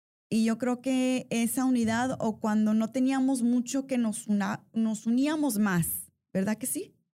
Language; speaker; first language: Spanish; early bilingual, heritage; Spanish